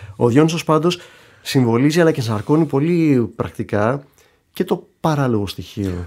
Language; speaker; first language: Greek; native; Greek